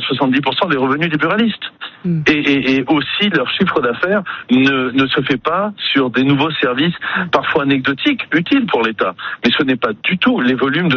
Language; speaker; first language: French; native; French